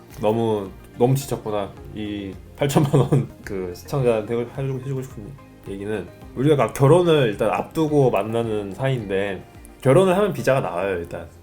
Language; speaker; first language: Korean; native; Korean